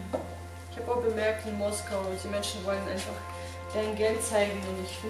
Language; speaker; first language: German; non-native, fluent; Romanian